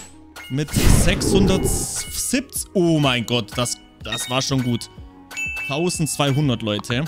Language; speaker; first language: German; native; German